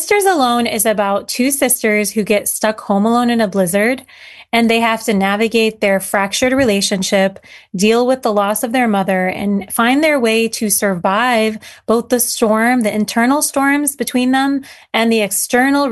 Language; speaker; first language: English; early bilingual, other home language; Arabic